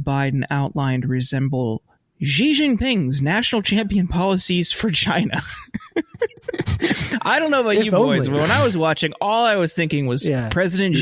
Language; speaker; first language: English; native; English